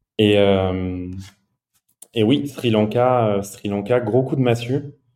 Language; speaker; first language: French; early bilingual, other home language; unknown